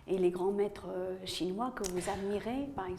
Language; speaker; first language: French; native; French